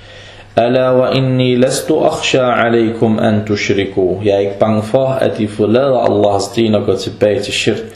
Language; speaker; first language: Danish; non-native, fluent; Arabic